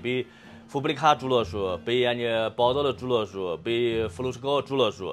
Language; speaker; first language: Persian; non-native, learner; Chinese